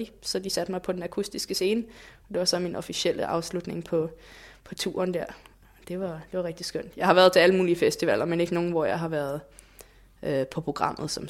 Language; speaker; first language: Danish; native; Danish